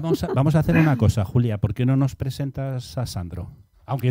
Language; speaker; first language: Spanish; native; Spanish